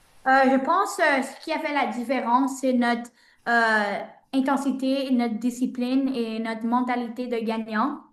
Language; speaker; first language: French; non-native, learner; English